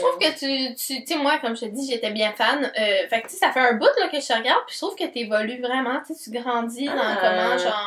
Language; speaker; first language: French; native; French